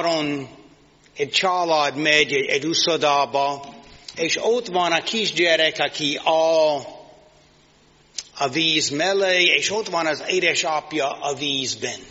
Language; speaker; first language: Hungarian; non-native, fluent; English